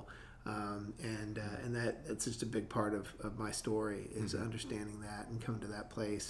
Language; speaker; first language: English; native; English